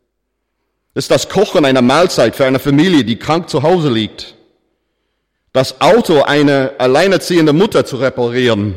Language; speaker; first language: German; non-native, fluent; English